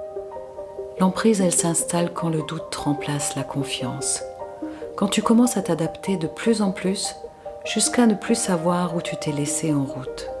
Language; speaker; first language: French; native; French